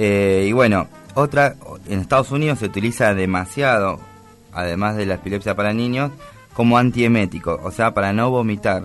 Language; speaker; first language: Spanish; native; Spanish